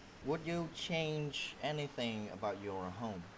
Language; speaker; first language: English; non-native, fluent; Vietnamese